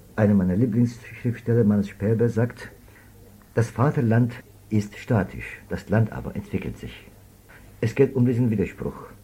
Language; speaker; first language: German; non-native, fluent; Persian